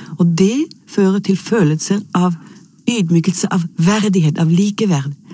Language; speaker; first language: Norwegian; non-native, fluent; German